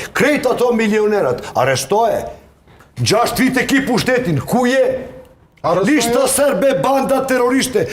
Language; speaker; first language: Albanian; non-native, local second language; Serbian